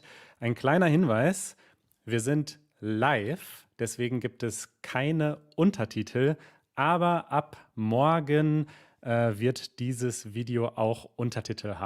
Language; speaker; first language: German; native; German